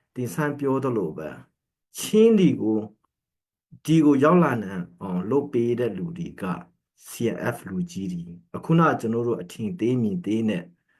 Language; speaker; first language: Burmese; non-native, local second language; Hakha Chin